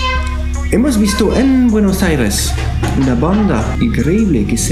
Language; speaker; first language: Spanish; non-native, learner; French